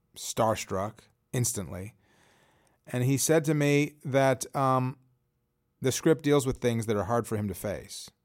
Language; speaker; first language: English; native; English